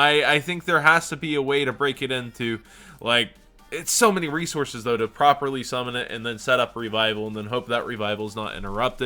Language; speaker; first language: English; native; English